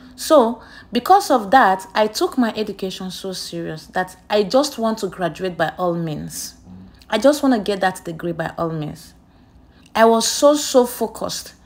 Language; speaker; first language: English; non-native, local second language; Igbo